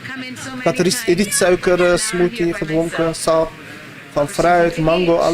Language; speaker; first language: Dutch; early bilingual, other home language; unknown